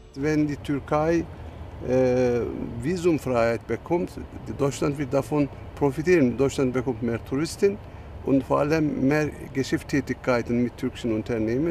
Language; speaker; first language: German; non-native, fluent; Turkish